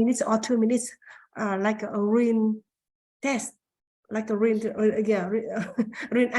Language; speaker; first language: English; non-native, learner; Vietnamese